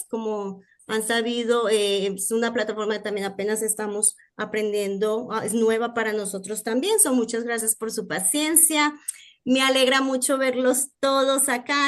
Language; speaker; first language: Spanish; native; Spanish